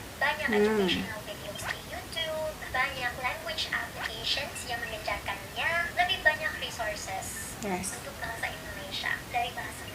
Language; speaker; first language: Indonesian; non-native, fluent; Filipino